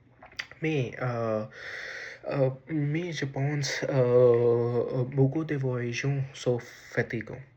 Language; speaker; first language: French; non-native, learner; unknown